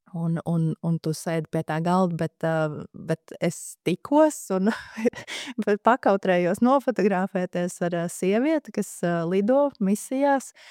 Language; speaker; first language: Latvian; native; Latvian